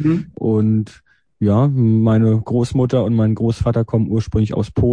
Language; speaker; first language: German; early bilingual, other home language; Hebrew